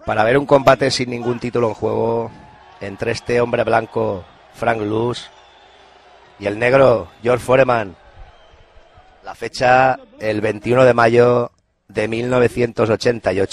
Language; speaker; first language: Spanish; native; Spanish